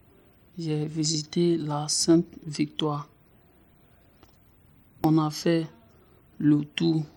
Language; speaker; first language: French; non-native, learner; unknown